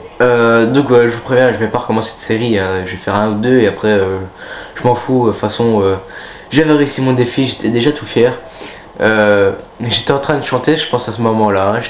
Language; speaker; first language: French; native; French